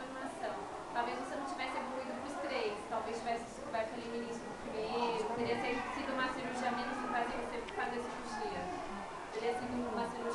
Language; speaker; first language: Portuguese; native; Portuguese